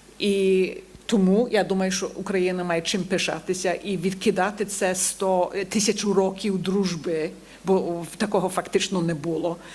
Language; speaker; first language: Ukrainian; early bilingual, heritage; Ukrainian